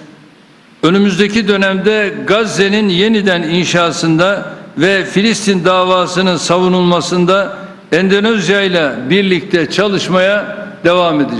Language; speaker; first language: Turkish; native; Turkish